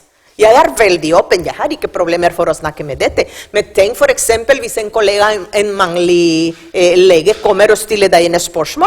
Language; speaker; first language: Norwegian; non-native, learner; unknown